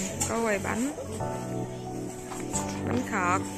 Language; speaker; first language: Vietnamese; native; Vietnamese